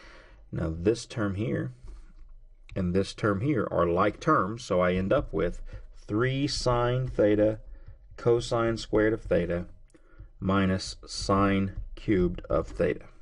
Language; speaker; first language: English; native; English